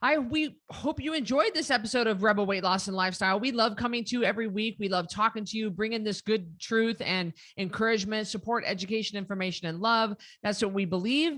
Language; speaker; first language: English; native; English